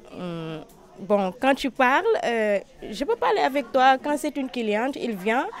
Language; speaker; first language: French; non-native, local second language; Wolof